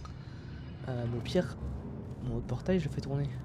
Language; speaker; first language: French; native; French